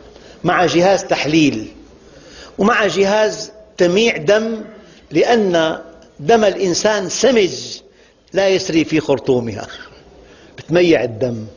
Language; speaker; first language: Arabic; native; Arabic